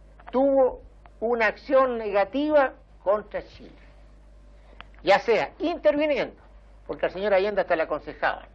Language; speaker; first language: Spanish; native; Spanish